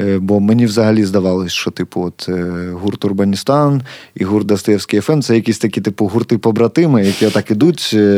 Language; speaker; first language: Ukrainian; native; Ukrainian